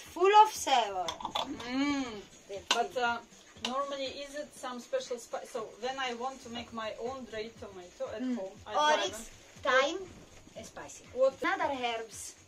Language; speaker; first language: English; non-native, learner; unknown